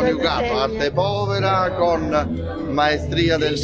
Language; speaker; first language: Italian; native; Italian